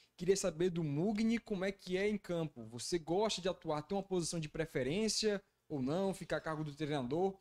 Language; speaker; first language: Portuguese; native; Portuguese